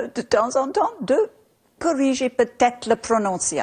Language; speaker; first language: French; non-native, fluent; English